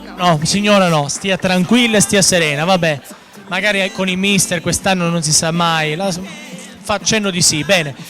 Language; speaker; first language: Italian; native; Italian